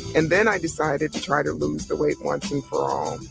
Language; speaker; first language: English; native; English